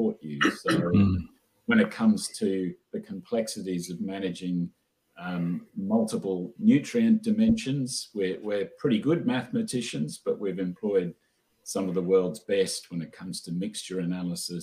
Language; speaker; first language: English; native; English